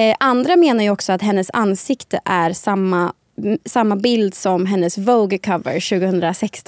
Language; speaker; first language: Swedish; native; Swedish